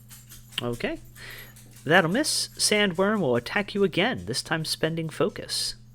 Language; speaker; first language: English; native; English